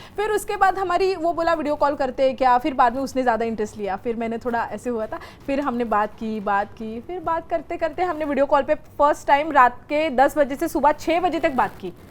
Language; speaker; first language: Hindi; non-native, local second language; Marathi